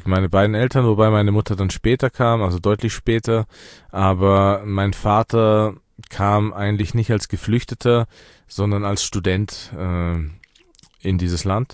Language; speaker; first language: German; early bilingual, other home language; Persian